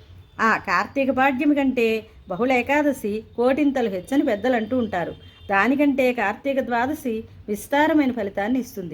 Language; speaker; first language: Telugu; native; Telugu